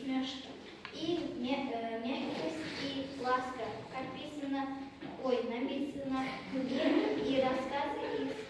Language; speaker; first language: Russian; non-native, local second language; Kazakh